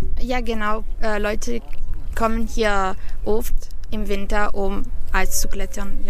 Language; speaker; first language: German; non-native, learner; Italian